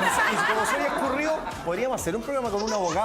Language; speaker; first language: Spanish; native; Spanish